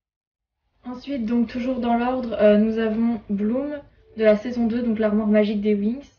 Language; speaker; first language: French; native; French